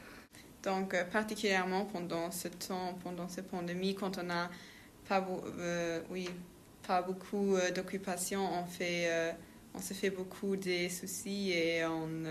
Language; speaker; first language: French; non-native, local second language; Luxembourgish